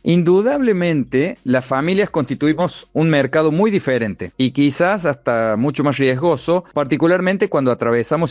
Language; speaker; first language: Spanish; native; Spanish